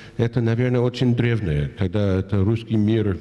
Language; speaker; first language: Russian; non-native, fluent; English